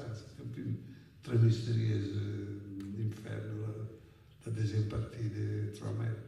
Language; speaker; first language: French; non-native, fluent; Italian